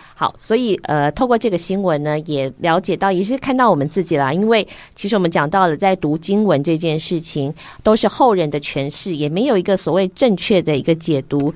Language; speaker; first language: Chinese; native; Chinese